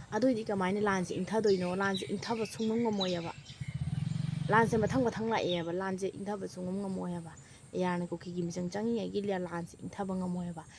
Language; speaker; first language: Manipuri; native; Manipuri